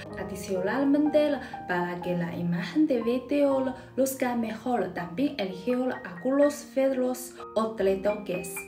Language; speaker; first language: Spanish; non-native, fluent; Chinese